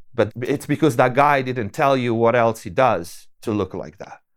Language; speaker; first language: English; non-native, fluent; Italian